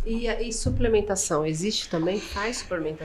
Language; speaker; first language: Portuguese; native; Portuguese